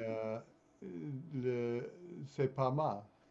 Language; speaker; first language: French; non-native, fluent; English